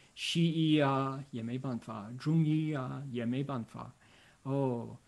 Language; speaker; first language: Chinese; non-native, fluent; English